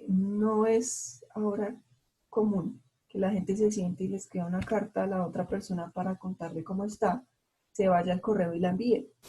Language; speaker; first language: Spanish; native; Spanish